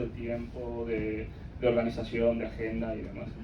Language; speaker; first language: Spanish; native; Spanish